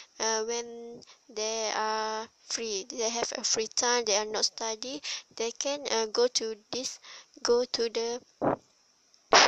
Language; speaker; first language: English; non-native, learner; Malay